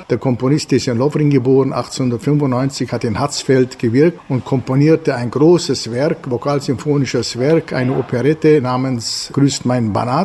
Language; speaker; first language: German; native; German